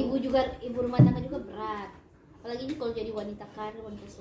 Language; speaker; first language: Indonesian; native; Indonesian